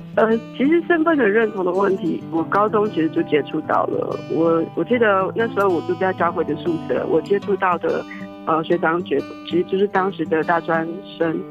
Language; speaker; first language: Chinese; non-native, local second language; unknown